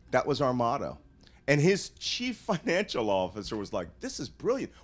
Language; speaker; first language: English; native; English